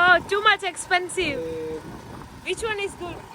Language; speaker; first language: English; non-native, local second language; Malayalam